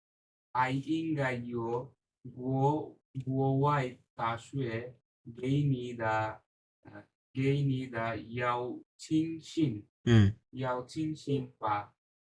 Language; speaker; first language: Chinese; non-native, learner; Bangla